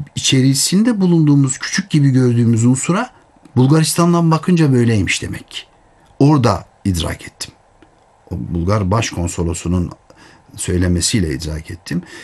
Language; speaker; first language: Turkish; native; Turkish